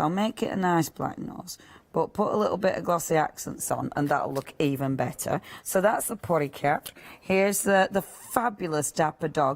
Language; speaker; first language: English; native; English